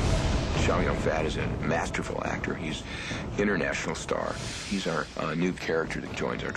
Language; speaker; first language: English; native; English